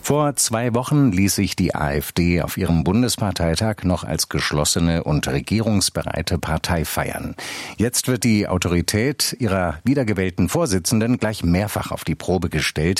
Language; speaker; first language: German; native; German